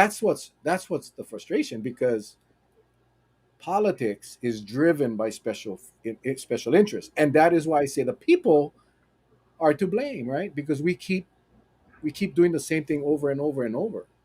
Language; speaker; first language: English; native; English